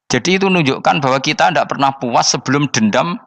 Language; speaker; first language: Malay; non-native, local second language; Javanese